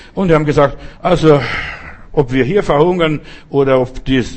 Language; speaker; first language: German; non-native, fluent; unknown